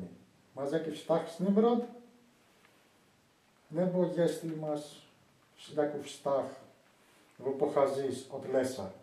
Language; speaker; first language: Czech; non-native, learner; Greek